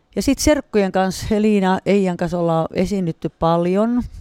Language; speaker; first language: Finnish; native; Finnish